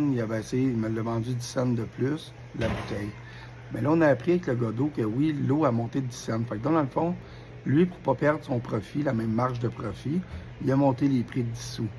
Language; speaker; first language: French; native; French